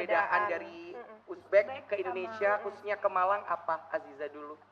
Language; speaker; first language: Indonesian; native; Indonesian